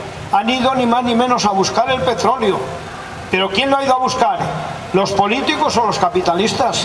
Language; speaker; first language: Spanish; native; Spanish